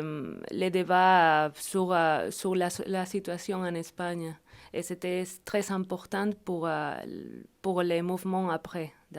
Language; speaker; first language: French; non-native, fluent; Spanish